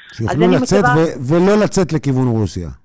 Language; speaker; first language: Hebrew; native; Hebrew